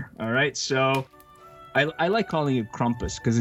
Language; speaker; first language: English; early bilingual, other home language; Arabic